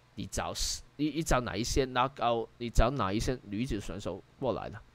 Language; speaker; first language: Chinese; non-native, local second language; Cantonese